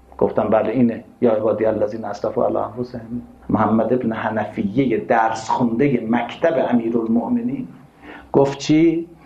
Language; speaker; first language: Persian; native; Persian